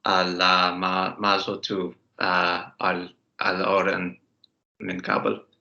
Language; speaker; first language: Arabic; non-native, learner; English